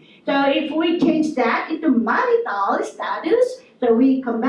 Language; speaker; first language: English; non-native, local second language; Filipino